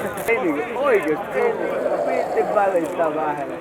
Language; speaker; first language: Finnish; native; Finnish